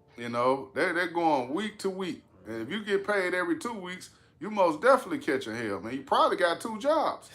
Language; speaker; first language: English; native; English